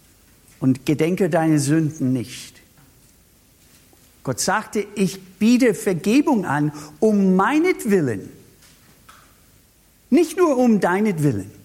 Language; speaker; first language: German; non-native, fluent; English